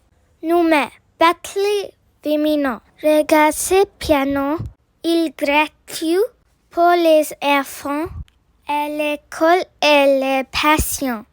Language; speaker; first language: French; non-native, learner; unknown